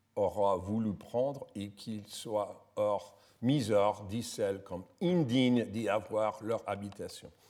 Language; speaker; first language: French; non-native, fluent; English